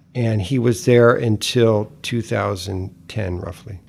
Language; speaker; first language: English; native; English